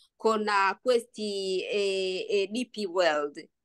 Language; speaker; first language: Italian; non-native, learner; Swahili